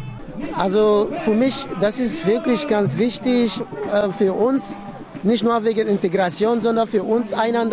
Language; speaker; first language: German; non-native, fluent; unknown